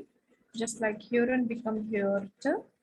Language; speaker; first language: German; non-native, fluent; Hindi